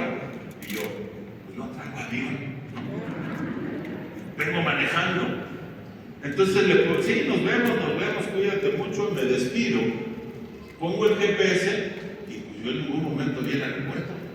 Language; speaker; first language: Spanish; native; Spanish